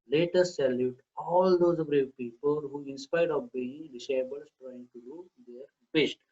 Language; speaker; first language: English; non-native, local second language; Marathi